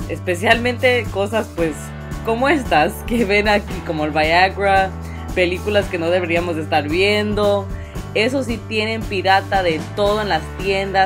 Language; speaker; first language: Spanish; early bilingual, other home language; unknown